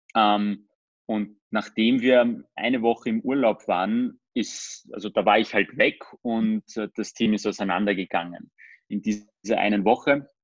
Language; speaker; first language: German; early bilingual, other home language; Armenian